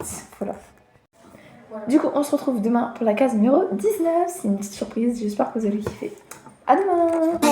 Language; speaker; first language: French; native; French